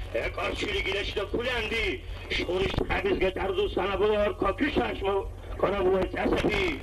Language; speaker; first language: Georgian; non-native, local second language; Mingrelian